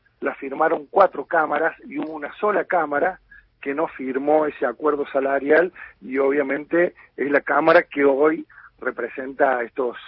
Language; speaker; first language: Spanish; native; Spanish